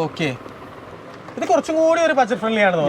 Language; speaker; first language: Malayalam; native; Malayalam